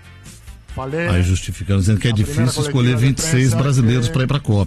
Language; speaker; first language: Portuguese; native; Portuguese